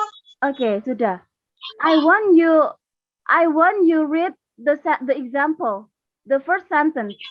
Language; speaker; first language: English; non-native, learner; Indonesian